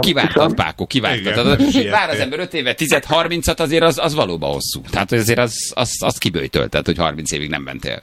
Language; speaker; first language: Hungarian; native; Hungarian